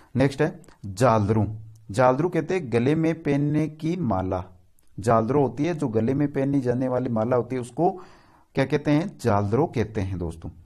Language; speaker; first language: Hindi; native; Hindi